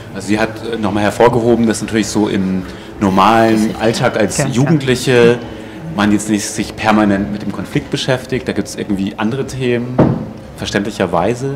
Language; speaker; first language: German; native; German